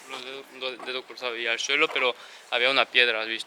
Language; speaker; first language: Spanish; non-native, fluent; Korean